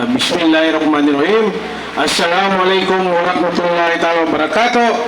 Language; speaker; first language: Filipino; non-native, local second language; Maguindanaon